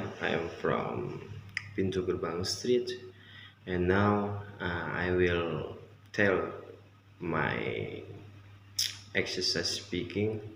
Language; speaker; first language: English; non-native, learner; Indonesian